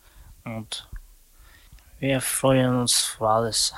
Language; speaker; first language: German; non-native, learner; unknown